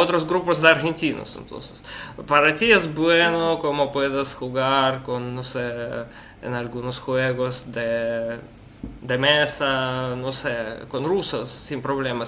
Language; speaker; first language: Spanish; non-native, learner; Russian